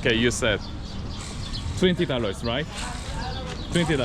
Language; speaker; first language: English; non-native, learner; Korean